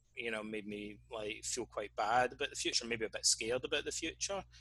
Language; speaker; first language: English; native; English